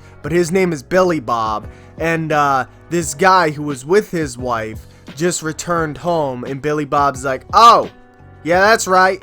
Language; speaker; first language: English; native; English